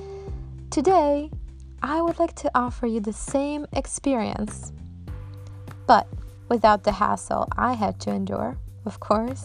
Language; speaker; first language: English; non-native, fluent; Polish